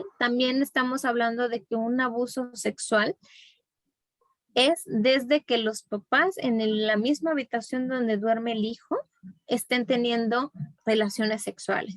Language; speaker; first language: Spanish; native; Spanish